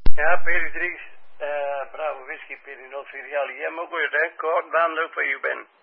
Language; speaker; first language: Dutch; native; Dutch